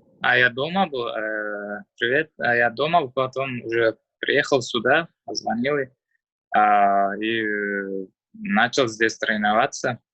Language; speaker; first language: Russian; non-native, learner; Uzbek